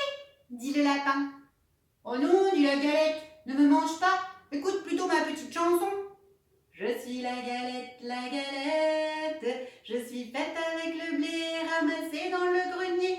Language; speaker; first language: French; native; French